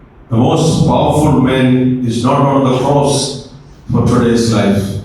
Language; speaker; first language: English; non-native, local second language; Malayalam